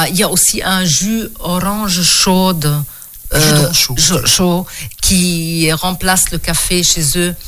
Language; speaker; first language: French; non-native, local second language; Arabic